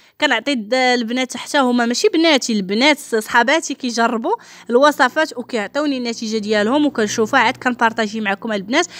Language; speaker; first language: Arabic; native; Arabic